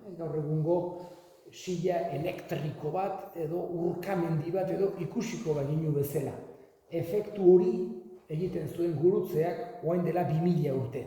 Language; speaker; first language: Basque; native; Basque